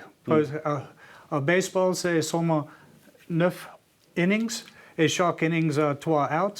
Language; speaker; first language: French; non-native, learner; English